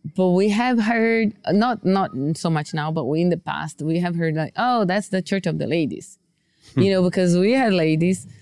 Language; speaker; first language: English; non-native, fluent; Portuguese